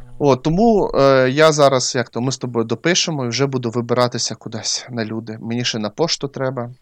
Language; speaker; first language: Ukrainian; non-native, local second language; Russian